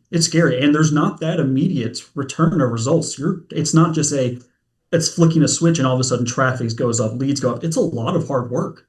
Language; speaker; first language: English; native; English